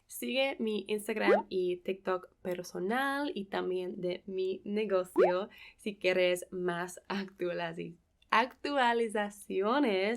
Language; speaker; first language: Spanish; non-native, fluent; English